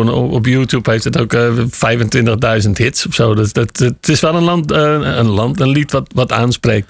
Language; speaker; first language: Dutch; native; Dutch